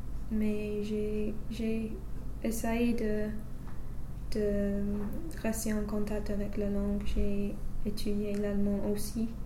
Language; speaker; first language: French; non-native, fluent; English